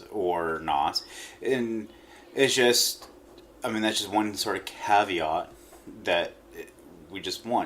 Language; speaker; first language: English; native; English